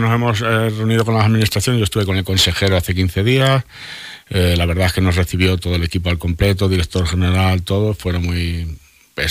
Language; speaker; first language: Spanish; native; Spanish